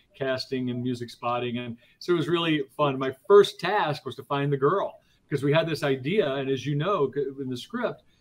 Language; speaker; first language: English; native; English